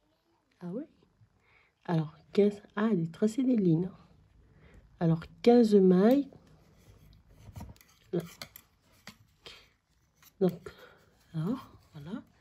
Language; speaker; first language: French; non-native, local second language; Arabic